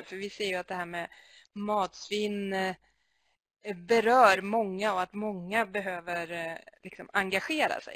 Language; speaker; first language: Swedish; native; Swedish